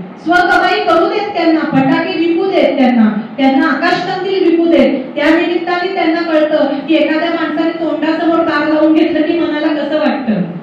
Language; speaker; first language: Marathi; native; Marathi